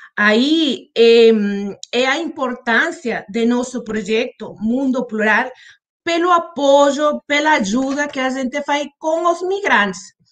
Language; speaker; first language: Portuguese; non-native, fluent; Spanish